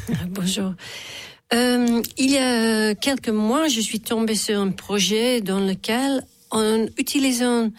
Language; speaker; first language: French; non-native, fluent; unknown